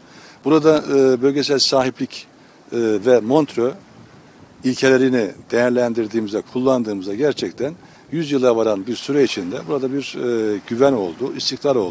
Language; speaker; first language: Turkish; native; Turkish